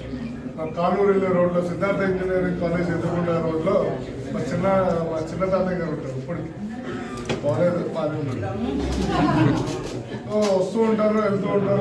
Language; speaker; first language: Telugu; native; Telugu